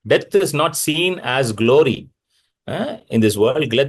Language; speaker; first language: English; non-native, local second language; Tamil